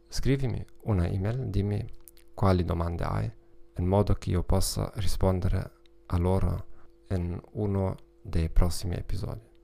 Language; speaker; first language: Italian; non-native, learner; German